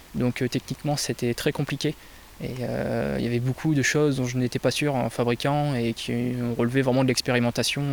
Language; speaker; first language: French; native; French